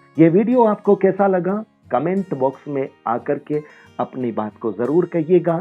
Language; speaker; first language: Hindi; native; Hindi